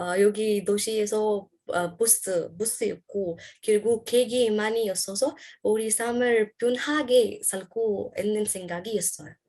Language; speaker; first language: Korean; non-native, learner; Arabic